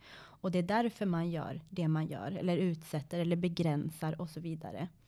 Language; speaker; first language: Swedish; early bilingual, other home language; Persian